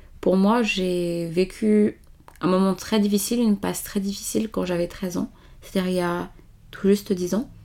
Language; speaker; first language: French; early bilingual, other home language; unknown